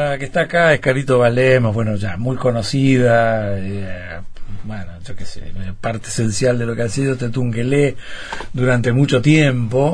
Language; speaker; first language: Spanish; native; Spanish